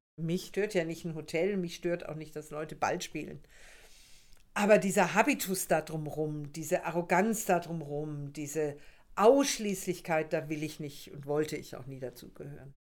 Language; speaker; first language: German; native; German